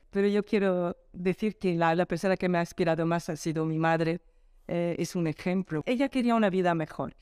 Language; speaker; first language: Spanish; early bilingual, other home language; Arabic